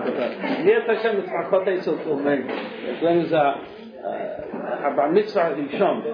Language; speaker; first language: Hebrew; non-native, fluent; English